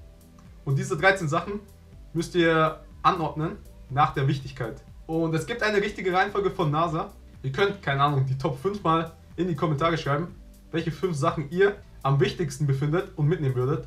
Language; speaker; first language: German; native; German